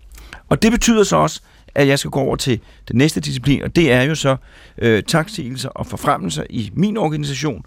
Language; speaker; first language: Danish; native; Danish